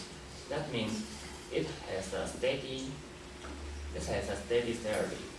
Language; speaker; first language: English; non-native, learner; Chinese